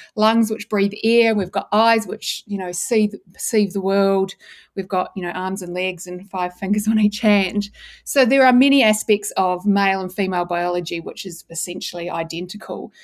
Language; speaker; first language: English; native; English